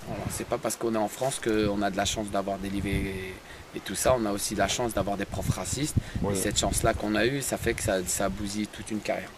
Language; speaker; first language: French; early bilingual, other home language; Arabic